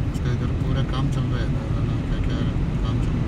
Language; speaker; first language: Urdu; non-native, learner; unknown